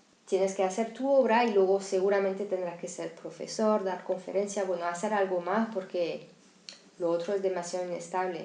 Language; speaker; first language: Spanish; non-native, fluent; French